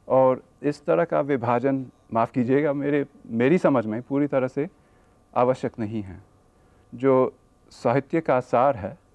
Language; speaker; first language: Hindi; non-native, fluent; English